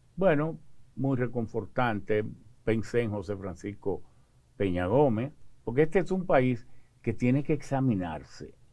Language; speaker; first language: Spanish; early bilingual, other home language; French